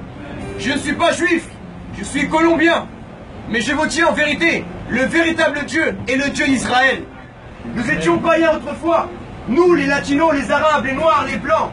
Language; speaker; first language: French; native; French